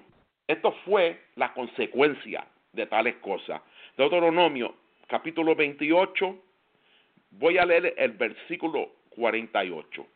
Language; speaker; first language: Spanish; native; Spanish